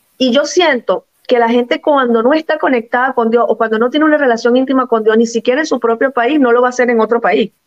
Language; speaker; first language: Spanish; native; Spanish